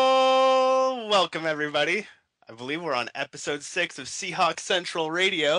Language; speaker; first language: English; native; English